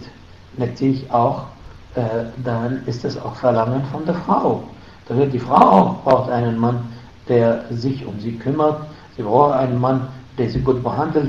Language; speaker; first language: German; non-native, fluent; Arabic